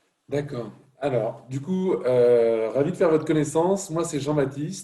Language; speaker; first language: French; native; French